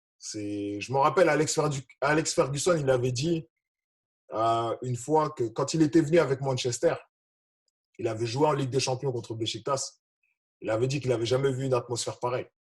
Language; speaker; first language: French; native; French